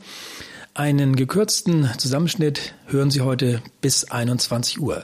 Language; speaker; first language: German; native; German